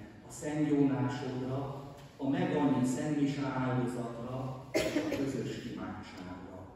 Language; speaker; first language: Hungarian; native; Hungarian